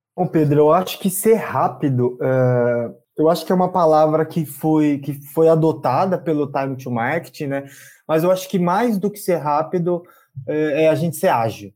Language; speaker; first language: Portuguese; native; Portuguese